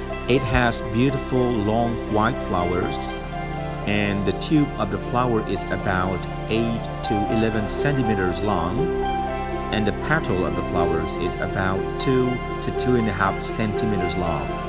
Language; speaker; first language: English; non-native, fluent; Balinese